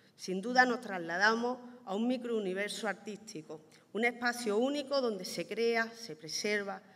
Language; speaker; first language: Spanish; native; Spanish